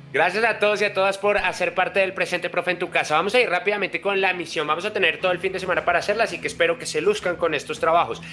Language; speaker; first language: Spanish; native; Spanish